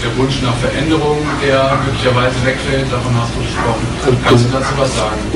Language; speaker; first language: German; native; German